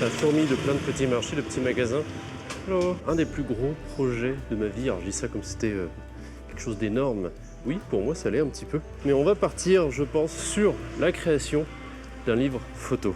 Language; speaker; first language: French; native; French